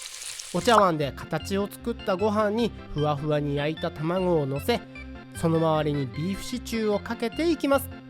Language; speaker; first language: Japanese; native; Japanese